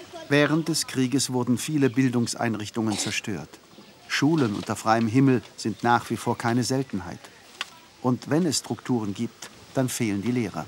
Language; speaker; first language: German; native; German